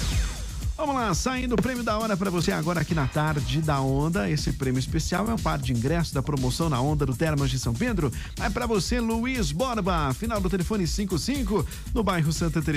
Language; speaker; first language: Portuguese; native; Portuguese